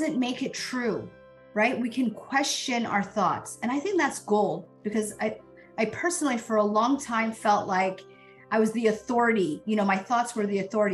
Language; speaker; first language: English; native; English